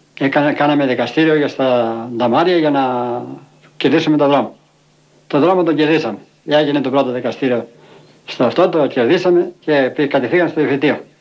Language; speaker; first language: Greek; native; Greek